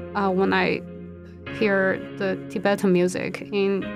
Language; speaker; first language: English; non-native, fluent; Chinese